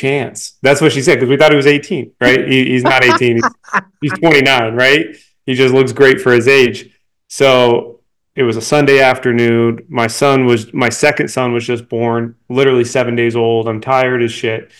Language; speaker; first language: English; native; English